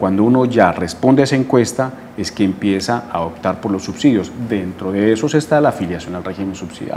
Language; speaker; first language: Spanish; native; Spanish